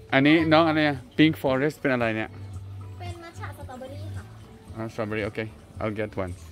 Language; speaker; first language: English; non-native, local second language; Cebuano